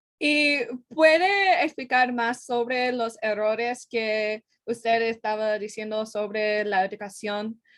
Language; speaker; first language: Spanish; non-native, learner; English